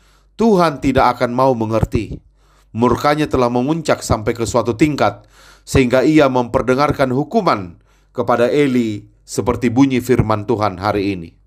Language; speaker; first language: Indonesian; native; Indonesian